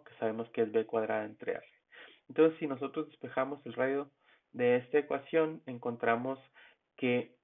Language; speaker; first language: Spanish; native; Spanish